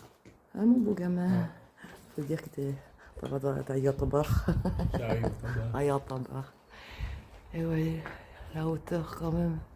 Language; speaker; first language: French; native; French